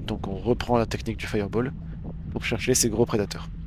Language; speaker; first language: French; native; French